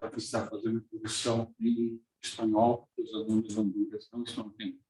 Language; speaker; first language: Portuguese; non-native, fluent; Spanish